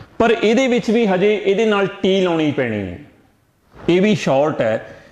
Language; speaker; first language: Punjabi; native; Punjabi